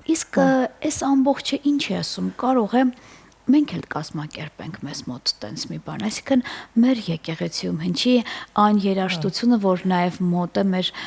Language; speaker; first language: Armenian; native; Armenian